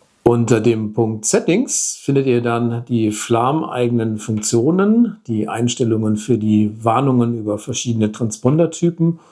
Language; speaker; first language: German; native; German